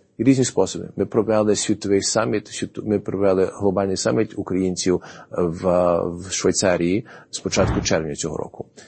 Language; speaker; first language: Ukrainian; early bilingual, heritage; Ukrainian